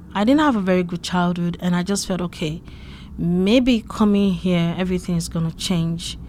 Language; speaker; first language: English; non-native, local second language; Yoruba